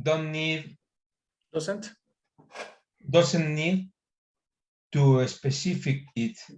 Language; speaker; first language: English; non-native, learner; Spanish